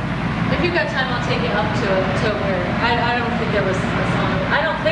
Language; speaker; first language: English; native; English